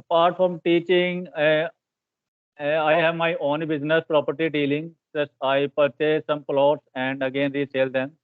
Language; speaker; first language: English; non-native, learner; Hindi